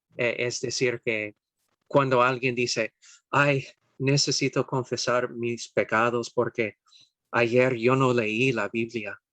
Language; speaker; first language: Spanish; non-native, fluent; English